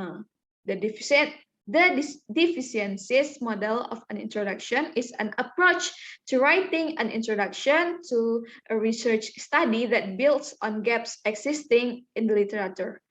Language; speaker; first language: English; non-native, learner; Indonesian